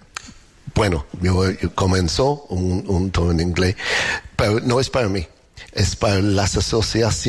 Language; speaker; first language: Spanish; non-native, fluent; English